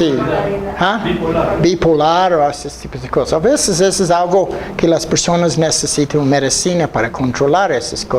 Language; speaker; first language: Spanish; non-native, fluent; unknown